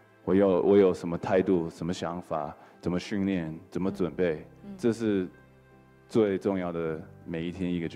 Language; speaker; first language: Chinese; early bilingual, heritage; English